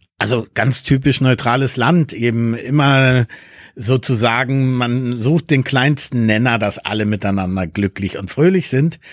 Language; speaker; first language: German; early bilingual, other home language; Spanish